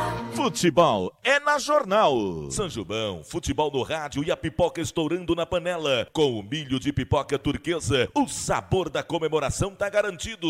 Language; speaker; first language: Portuguese; native; Portuguese